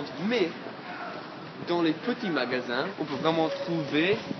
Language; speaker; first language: French; non-native, fluent; English